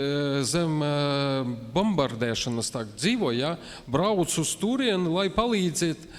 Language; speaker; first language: Latvian; non-native, local second language; Russian